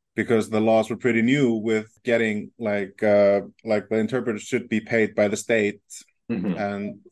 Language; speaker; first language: English; non-native, fluent; Icelandic